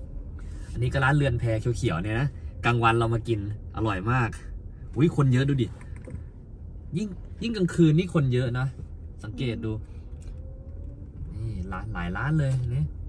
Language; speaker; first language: Thai; native; Thai